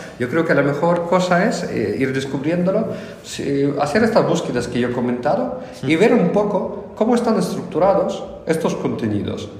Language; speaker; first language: Spanish; non-native, fluent; Russian